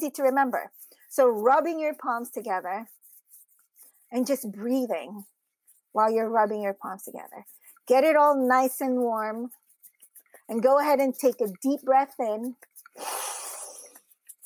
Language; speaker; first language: English; non-native, local second language; Filipino